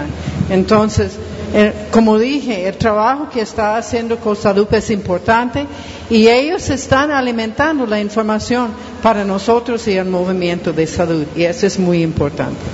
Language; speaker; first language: Spanish; non-native, fluent; English